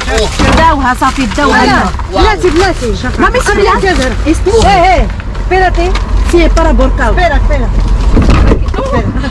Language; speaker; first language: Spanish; non-native, learner; Arabic